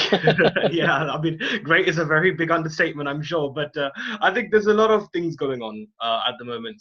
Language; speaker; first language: English; non-native, local second language; Hindi